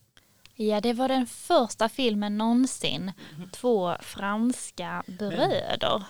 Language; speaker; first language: Swedish; native; Swedish